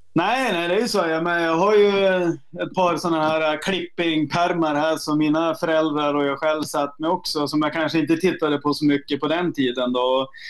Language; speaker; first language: Swedish; native; Swedish